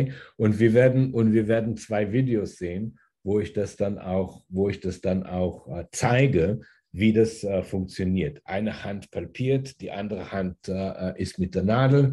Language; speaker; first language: German; early bilingual, heritage; German